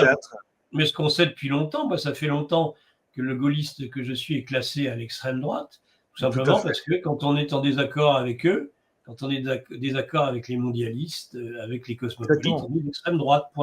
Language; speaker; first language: French; native; French